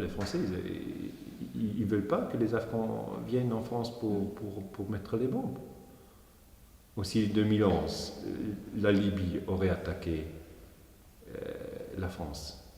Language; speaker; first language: French; non-native, fluent; German